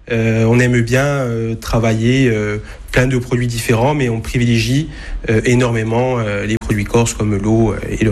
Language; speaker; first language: French; native; French